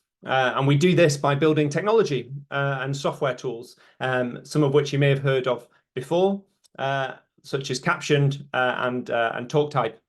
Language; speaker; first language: English; native; English